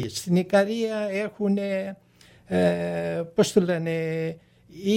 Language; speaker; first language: Greek; early bilingual, other home language; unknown